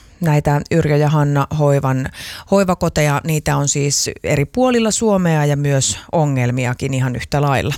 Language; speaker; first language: Finnish; native; Finnish